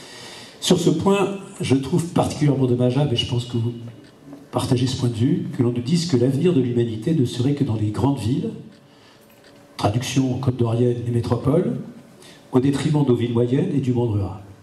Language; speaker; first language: French; native; French